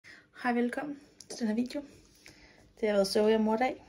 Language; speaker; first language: Danish; native; Danish